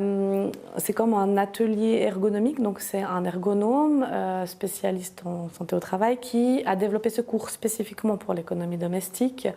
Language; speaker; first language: French; native; French